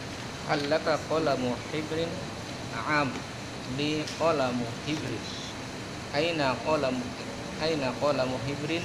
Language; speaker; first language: Arabic; non-native, learner; Indonesian